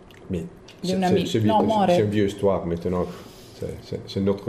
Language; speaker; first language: French; non-native, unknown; Italian